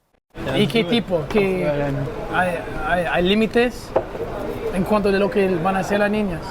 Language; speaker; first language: Spanish; non-native, learner; English